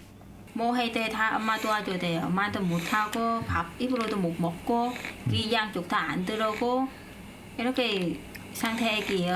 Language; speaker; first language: Korean; non-native, learner; Vietnamese